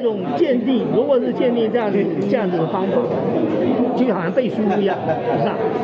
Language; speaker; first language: Chinese; native; Chinese